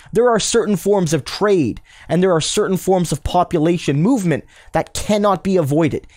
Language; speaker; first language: English; native; English